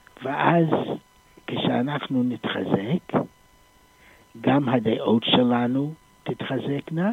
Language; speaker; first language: Hebrew; non-native, fluent; English